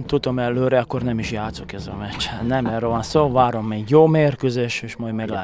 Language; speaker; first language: Hungarian; non-native, learner; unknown